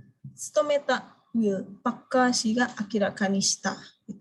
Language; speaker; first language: Japanese; non-native, fluent; Indonesian